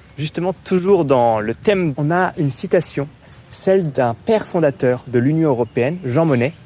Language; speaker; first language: French; native; French